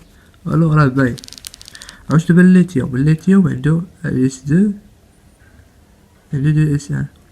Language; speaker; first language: Arabic; native; Arabic